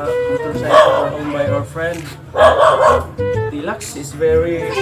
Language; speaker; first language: English; non-native, learner; Filipino